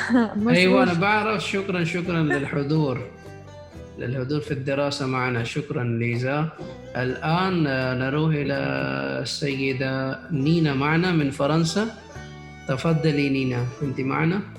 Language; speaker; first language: Arabic; non-native, fluent; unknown